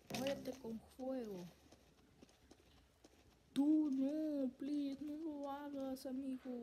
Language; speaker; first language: Spanish; early bilingual, other home language; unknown